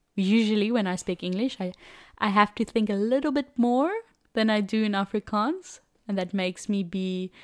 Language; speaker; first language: English; non-native, local second language; Afrikaans